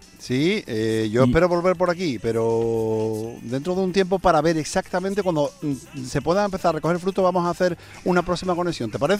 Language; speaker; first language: Spanish; native; Spanish